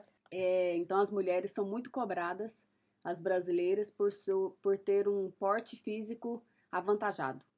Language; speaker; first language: Portuguese; native; Portuguese